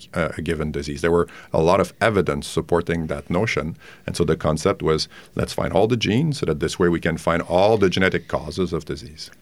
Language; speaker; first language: English; non-native, fluent; French